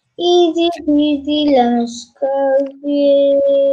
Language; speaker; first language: English; non-native, learner; Turkish